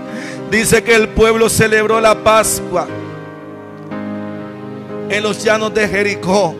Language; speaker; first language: Spanish; native; Spanish